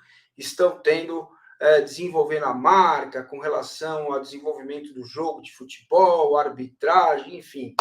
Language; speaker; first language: Portuguese; native; Portuguese